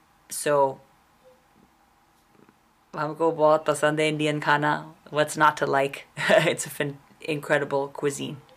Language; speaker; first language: English; native; English